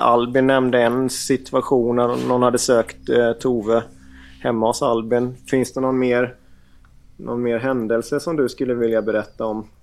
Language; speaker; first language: Swedish; native; Swedish